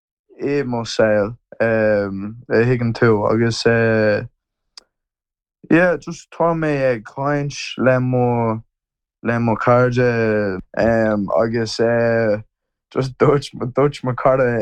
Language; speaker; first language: Irish; non-native, learner; English